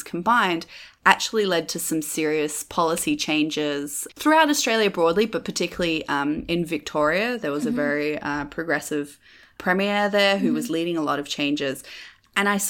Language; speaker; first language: English; native; English